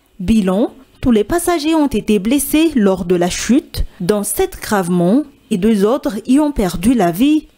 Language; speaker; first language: French; non-native, local second language; Malagasy